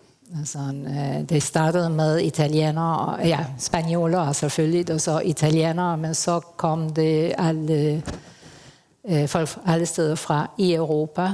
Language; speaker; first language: Danish; non-native, fluent; Spanish